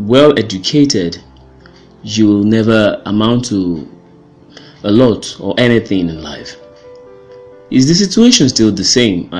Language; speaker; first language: English; non-native, local second language; Yoruba